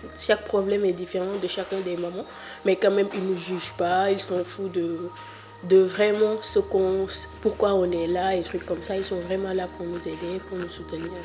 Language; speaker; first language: French; non-native, local second language; Wolof